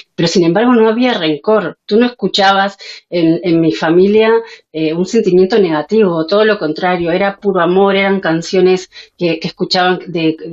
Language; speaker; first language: Spanish; native; Spanish